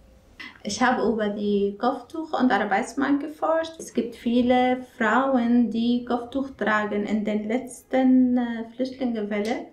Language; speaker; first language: German; non-native, learner; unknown